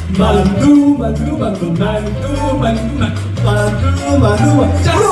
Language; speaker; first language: Korean; native; Korean